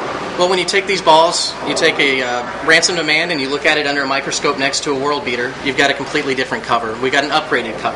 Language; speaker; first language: English; native; English